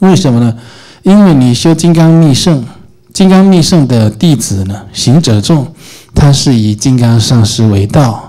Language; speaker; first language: Chinese; native; Chinese